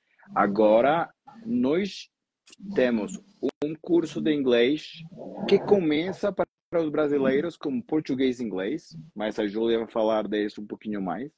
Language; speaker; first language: Portuguese; non-native, fluent; Spanish